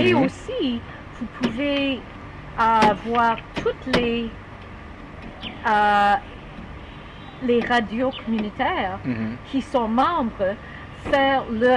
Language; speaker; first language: French; non-native, learner; English